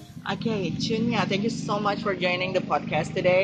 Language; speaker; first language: English; non-native, fluent; Indonesian